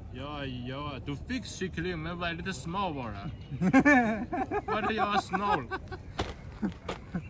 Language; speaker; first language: Swedish; early bilingual, other home language; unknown